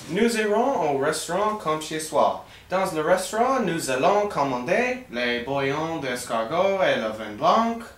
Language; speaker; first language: French; non-native, learner; English